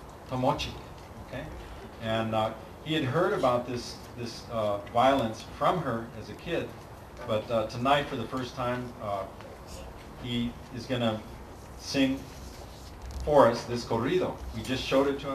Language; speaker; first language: English; native; English